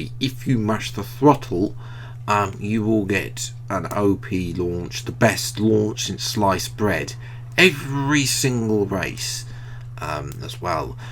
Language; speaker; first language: English; native; English